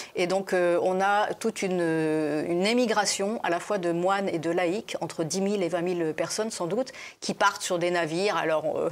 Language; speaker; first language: French; native; French